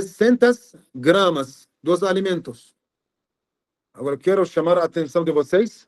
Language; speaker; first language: Portuguese; non-native, fluent; Arabic